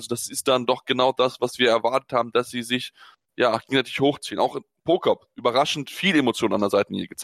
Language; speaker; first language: German; native; German